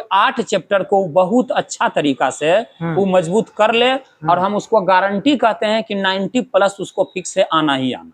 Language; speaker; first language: Hindi; native; Hindi